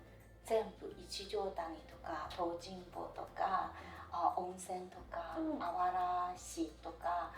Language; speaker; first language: Japanese; non-native, fluent; Chinese